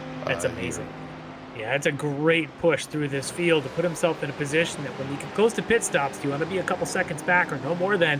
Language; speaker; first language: English; native; English